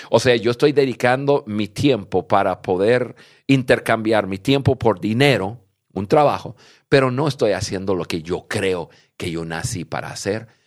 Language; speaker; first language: Spanish; early bilingual, heritage; English